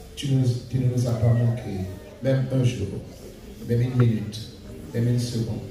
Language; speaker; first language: French; non-native, local second language; Haitian Creole